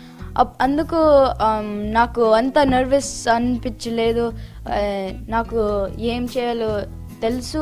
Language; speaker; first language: Telugu; early bilingual, heritage; Telugu